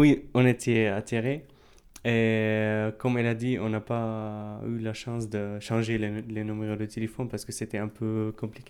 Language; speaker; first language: French; non-native, fluent; Arabic